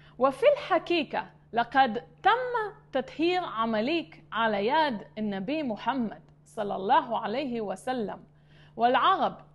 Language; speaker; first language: Arabic; non-native, fluent; Hebrew